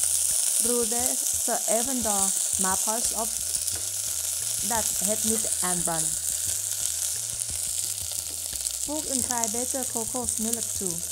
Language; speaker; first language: Dutch; non-native, learner; Thai